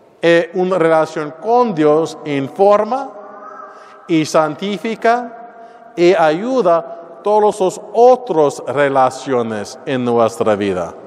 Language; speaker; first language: Spanish; non-native, learner; English